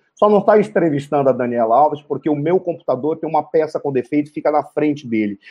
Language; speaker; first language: Portuguese; native; Portuguese